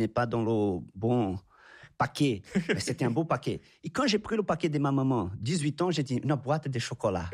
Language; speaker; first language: French; non-native, fluent; Portuguese